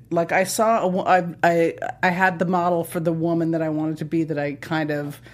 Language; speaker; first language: English; native; English